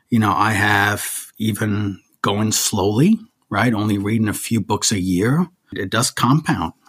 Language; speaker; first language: English; early bilingual, other home language; German